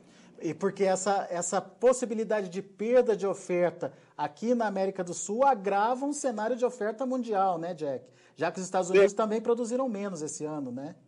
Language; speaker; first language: Portuguese; native; Portuguese